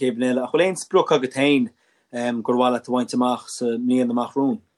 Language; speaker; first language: Irish; non-native, local second language; English